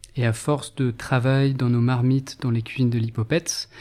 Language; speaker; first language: French; native; French